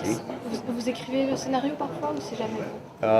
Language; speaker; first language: French; native; French